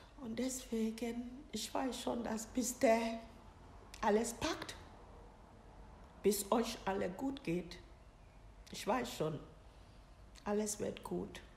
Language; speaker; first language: German; non-native, learner; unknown